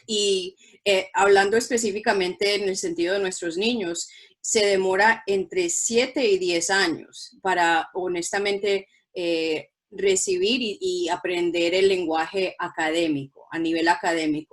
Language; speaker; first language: Spanish; non-native, local second language; English